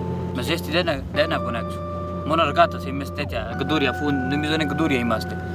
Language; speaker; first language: Greek; non-native, learner; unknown